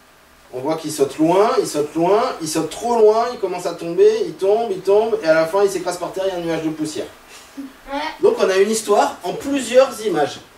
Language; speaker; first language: French; native; French